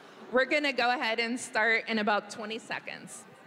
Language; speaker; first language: English; native; English